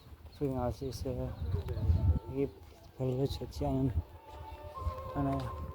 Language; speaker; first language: Korean; non-native, learner; Nepali